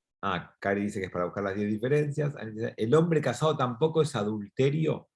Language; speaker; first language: Spanish; native; Spanish